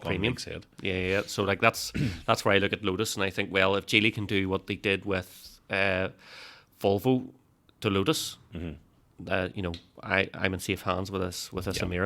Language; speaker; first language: English; native; English